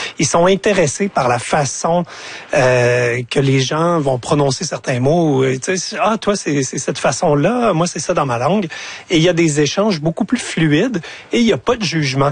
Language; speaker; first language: French; native; French